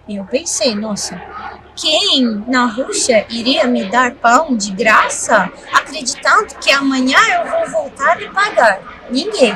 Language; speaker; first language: Portuguese; non-native, fluent; Russian